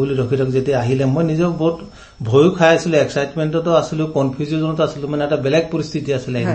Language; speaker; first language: Assamese; non-native, local second language; Sadri